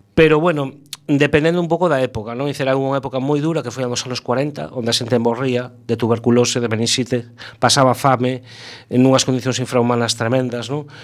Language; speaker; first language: Galician; native; Galician